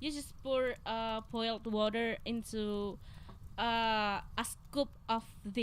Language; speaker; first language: English; non-native, learner; Indonesian